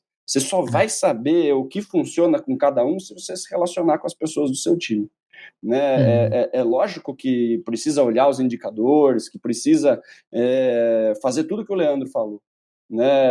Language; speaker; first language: Portuguese; native; Portuguese